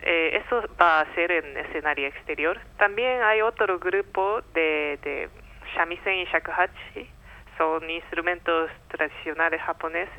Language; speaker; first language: Spanish; non-native, fluent; Japanese